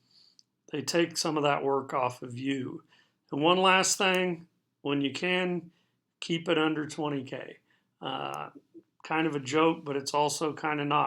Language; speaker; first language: English; native; English